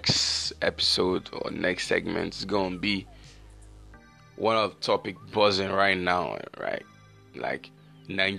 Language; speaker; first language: English; non-native, local second language; Yoruba